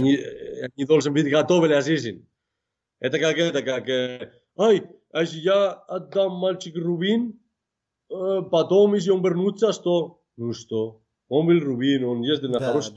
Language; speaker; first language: Russian; non-native, fluent; Spanish